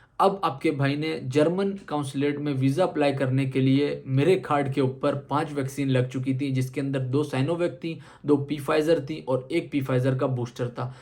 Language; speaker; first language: Urdu; native; Urdu